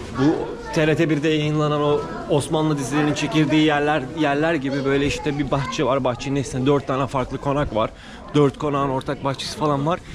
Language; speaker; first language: Turkish; native; Turkish